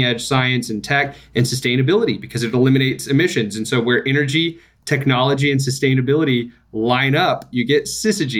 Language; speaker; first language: English; native; English